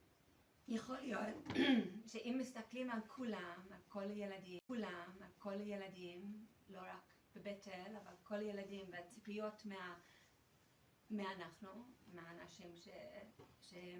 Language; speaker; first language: Hebrew; non-native, fluent; English